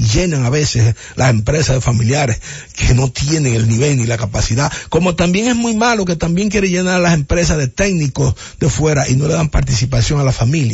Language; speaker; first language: Spanish; native; Spanish